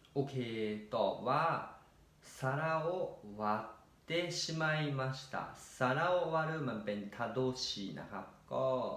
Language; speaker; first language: Thai; native; Thai